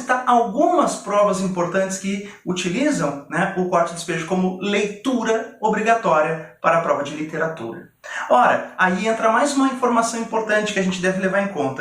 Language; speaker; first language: Portuguese; native; Portuguese